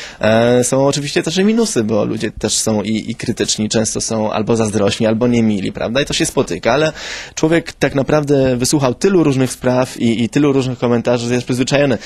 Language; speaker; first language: Polish; early bilingual, heritage; Spanish